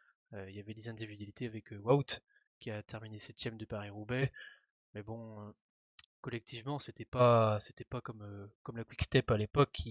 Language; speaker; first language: French; native; French